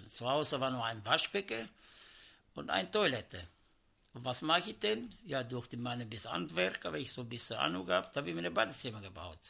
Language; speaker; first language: German; non-native, learner; Italian